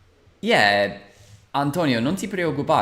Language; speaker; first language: Italian; non-native, fluent; English